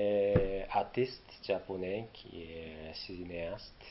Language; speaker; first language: French; non-native, learner; Japanese